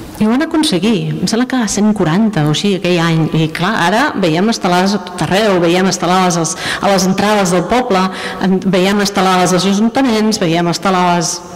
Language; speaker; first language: Catalan; non-native, fluent; English